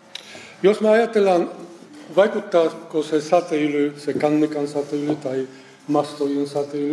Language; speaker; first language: Finnish; non-native, fluent; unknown